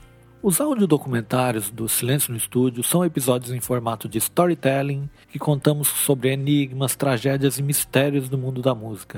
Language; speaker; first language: Portuguese; native; Portuguese